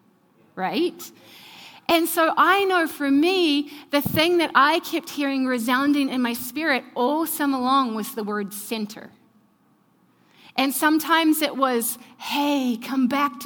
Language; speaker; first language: English; native; English